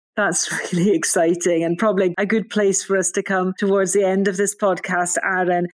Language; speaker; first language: English; native; English